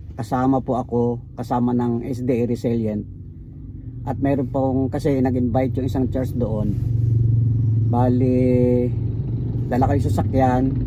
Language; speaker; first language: Filipino; non-native, local second language; Hiligaynon